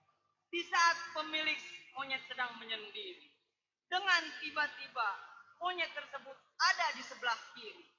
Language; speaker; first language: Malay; non-native, local second language; Sundanese